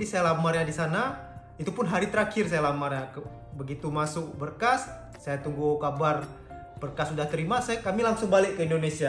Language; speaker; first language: Indonesian; native; Indonesian